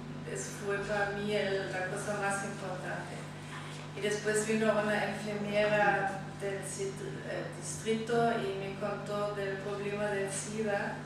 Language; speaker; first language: Spanish; non-native, fluent; German